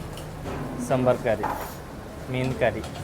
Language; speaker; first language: Malayalam; non-native, learner; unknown